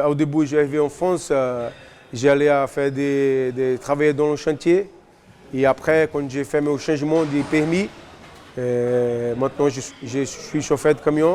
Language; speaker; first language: French; non-native, learner; Portuguese